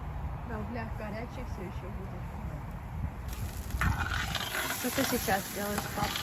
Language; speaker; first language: Russian; early bilingual, heritage; Russian